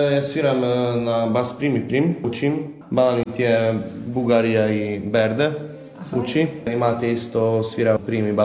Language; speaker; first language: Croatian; non-native, local second language; Hungarian